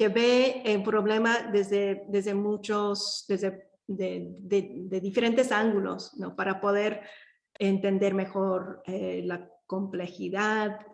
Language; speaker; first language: Spanish; early bilingual, heritage; Spanish